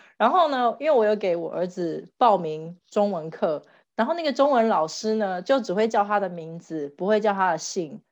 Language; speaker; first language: Chinese; native; Chinese